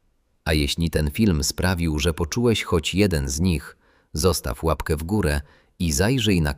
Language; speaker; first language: Polish; native; Polish